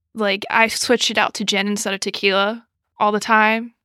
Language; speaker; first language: English; native; English